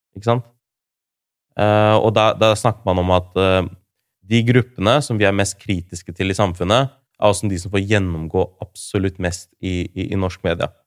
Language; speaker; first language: Norwegian; early bilingual, other home language; Urdu